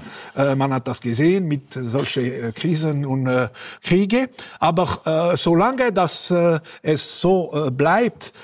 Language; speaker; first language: German; non-native, local second language; French